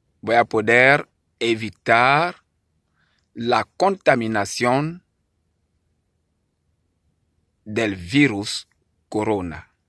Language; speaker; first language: Spanish; non-native, learner; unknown